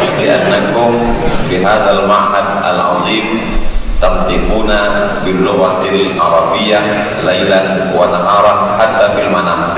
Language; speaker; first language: Arabic; non-native, fluent; Indonesian